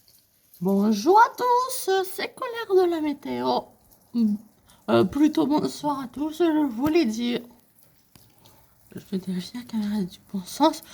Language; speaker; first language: French; native; French